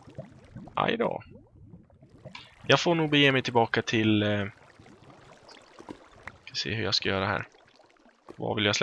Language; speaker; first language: Swedish; native; Swedish